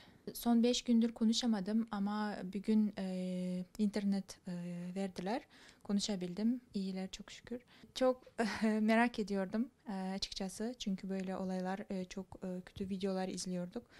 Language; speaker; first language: Turkish; non-native, fluent; Kazakh